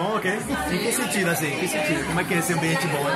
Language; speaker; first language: Portuguese; native; Portuguese